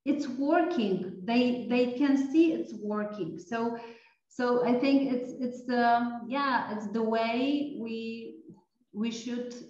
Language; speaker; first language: English; non-native, fluent; Polish